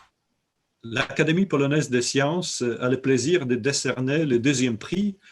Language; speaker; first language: French; non-native, fluent; Polish